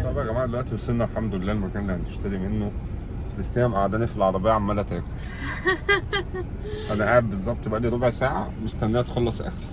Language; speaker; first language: Arabic; native; Arabic